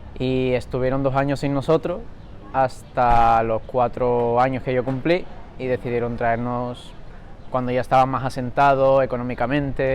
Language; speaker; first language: Spanish; early bilingual, other home language; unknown